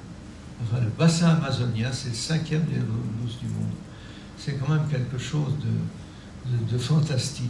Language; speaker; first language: French; native; French